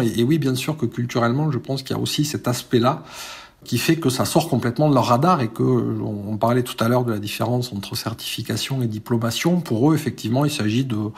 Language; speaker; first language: French; native; French